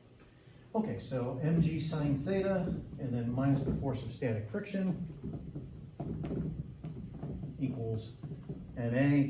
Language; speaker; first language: English; native; English